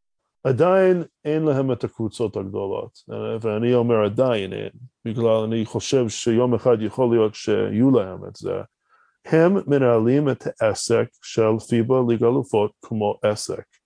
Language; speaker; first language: Hebrew; non-native, fluent; English